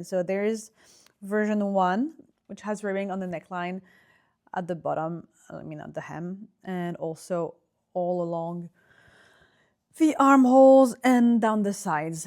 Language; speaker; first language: English; non-native, fluent; French